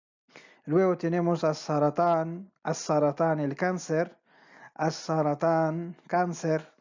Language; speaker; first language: Spanish; non-native, fluent; Arabic